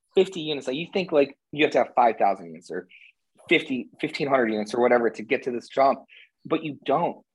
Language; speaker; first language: English; native; English